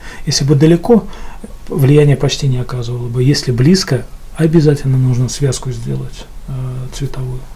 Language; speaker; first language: Russian; native; Russian